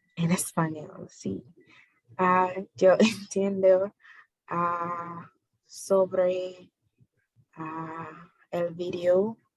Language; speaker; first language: Spanish; non-native, learner; English